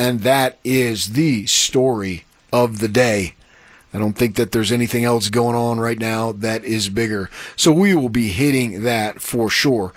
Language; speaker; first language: English; native; English